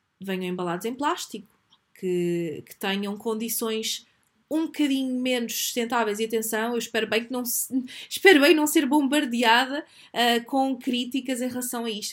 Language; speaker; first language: Portuguese; native; Portuguese